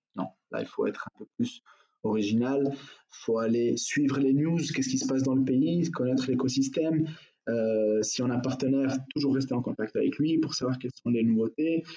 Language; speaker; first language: French; non-native, local second language; Arabic